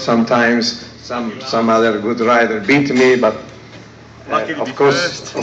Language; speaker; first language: English; non-native, learner; Italian